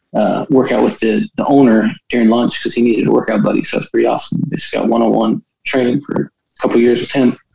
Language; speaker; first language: English; native; English